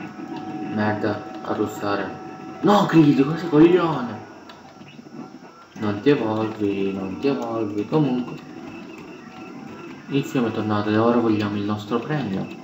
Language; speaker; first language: Italian; native; Italian